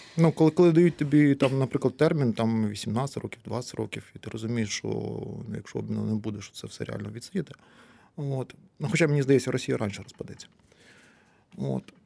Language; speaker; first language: Ukrainian; non-native, local second language; Russian